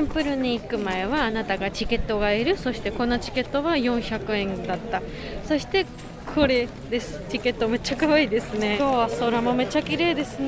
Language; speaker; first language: Japanese; non-native, learner; Georgian